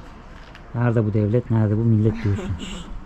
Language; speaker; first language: Turkish; native; Turkish